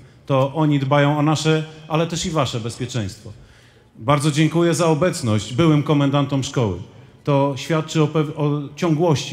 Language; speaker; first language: Polish; native; Polish